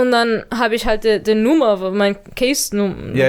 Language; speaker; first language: German; early bilingual, other home language; Arabic